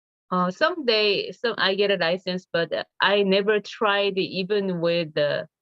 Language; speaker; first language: English; non-native, learner; Korean